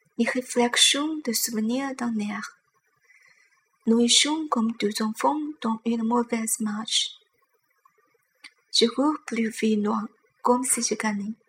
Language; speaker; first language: French; non-native, learner; Chinese